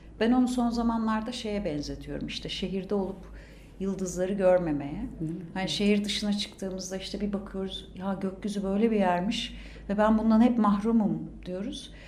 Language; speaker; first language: Turkish; native; Turkish